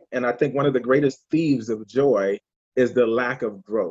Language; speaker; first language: English; native; English